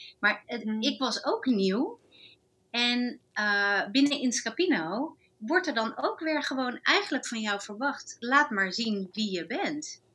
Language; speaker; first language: Dutch; non-native, fluent; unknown